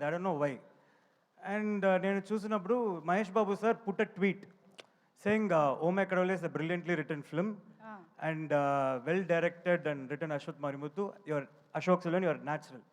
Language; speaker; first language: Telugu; non-native, learner; Tamil